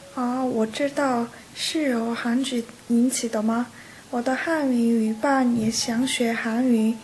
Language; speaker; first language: Chinese; non-native, fluent; Korean